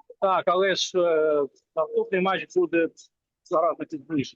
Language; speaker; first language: Ukrainian; non-native, local second language; Russian